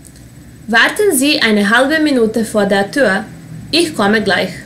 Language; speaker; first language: German; non-native, fluent; Serbian